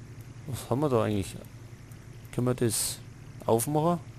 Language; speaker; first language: German; native; German